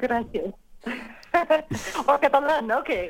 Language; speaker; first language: Spanish; non-native, learner; English